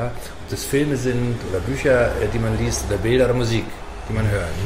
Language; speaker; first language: German; native; German